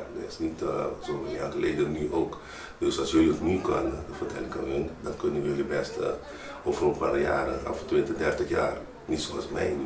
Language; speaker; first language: Dutch; non-native, fluent; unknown